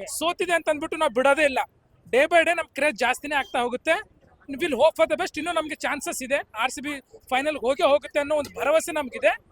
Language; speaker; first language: Kannada; native; Kannada